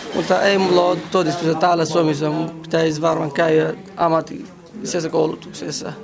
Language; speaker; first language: Finnish; non-native, learner; Arabic